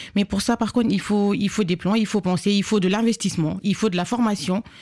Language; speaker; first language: French; non-native, local second language; Wolof